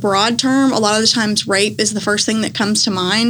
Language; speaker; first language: English; native; English